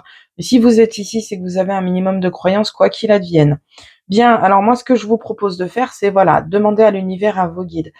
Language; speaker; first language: French; native; French